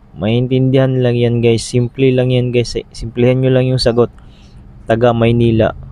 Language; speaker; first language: Filipino; non-native, local second language; Cebuano